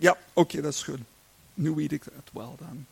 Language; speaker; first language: Dutch; non-native, learner; English